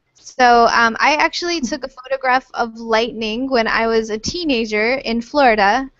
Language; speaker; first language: English; native; English